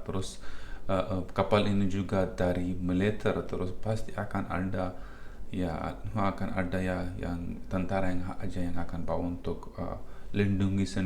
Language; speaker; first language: Indonesian; non-native, fluent; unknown